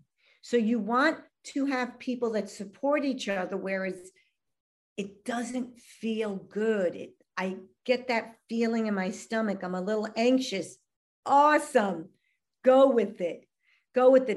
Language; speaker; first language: English; native; English